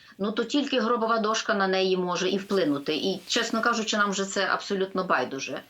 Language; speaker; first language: Ukrainian; native; Ukrainian